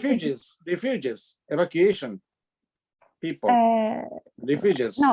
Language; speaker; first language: English; non-native, learner; Japanese